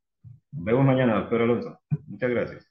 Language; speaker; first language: Spanish; native; Spanish